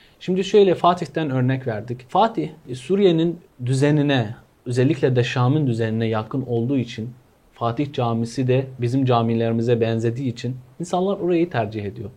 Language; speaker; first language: Turkish; non-native, fluent; Arabic